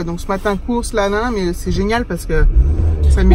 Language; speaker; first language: French; native; French